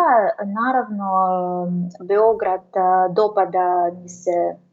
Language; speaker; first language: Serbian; non-native, learner; Russian